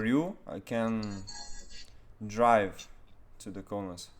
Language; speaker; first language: English; non-native, learner; Lithuanian